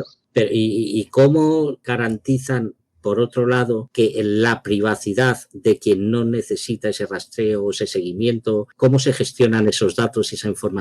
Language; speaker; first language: Spanish; native; Spanish